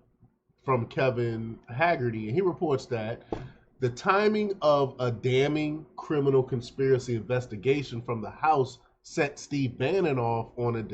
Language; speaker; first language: English; native; English